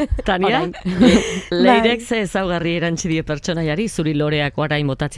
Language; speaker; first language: Basque; native; Basque